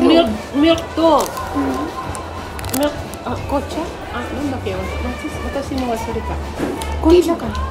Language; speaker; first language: Japanese; non-native, learner; Filipino